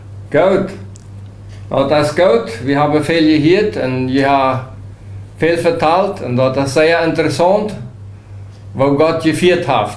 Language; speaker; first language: German; non-native, local second language; Low German